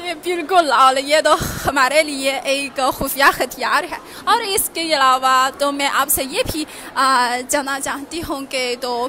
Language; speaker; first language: Hindi; non-native, learner; Chinese